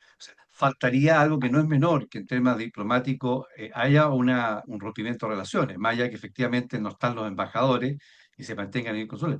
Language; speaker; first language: Spanish; native; Spanish